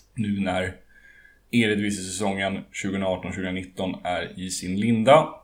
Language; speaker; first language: Swedish; native; Swedish